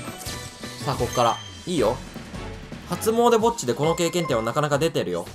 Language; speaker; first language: Japanese; native; Japanese